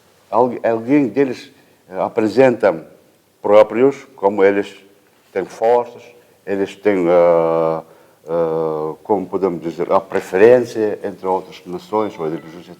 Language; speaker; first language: Portuguese; non-native, fluent; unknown